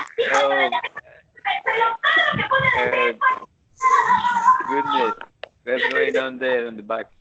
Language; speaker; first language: English; non-native, fluent; Spanish